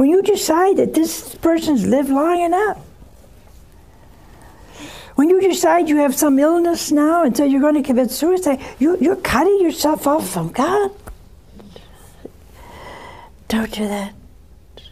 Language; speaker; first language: English; native; English